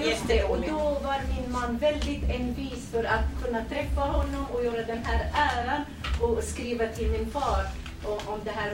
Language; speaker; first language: Swedish; non-native, fluent; Kurdish